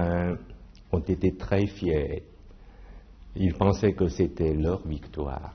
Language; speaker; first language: French; non-native, fluent; Chinese